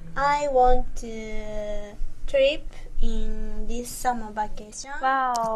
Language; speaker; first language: English; non-native, learner; Japanese